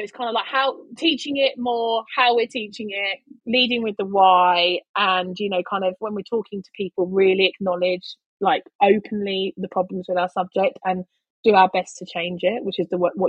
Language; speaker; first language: English; native; English